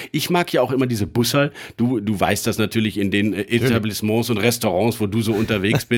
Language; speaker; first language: German; native; German